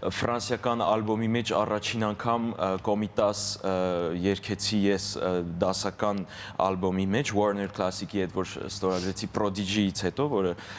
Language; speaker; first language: Armenian; early bilingual, heritage; Armenian